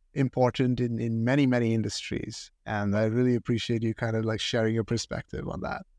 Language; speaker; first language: English; non-native, local second language; Hindi